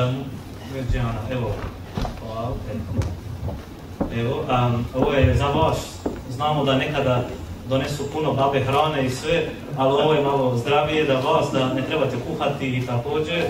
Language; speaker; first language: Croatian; early bilingual, heritage; Croatian